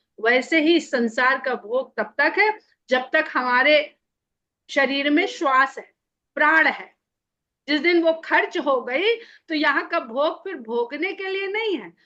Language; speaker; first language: Hindi; native; Hindi